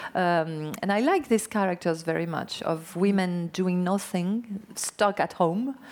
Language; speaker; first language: English; non-native, fluent; French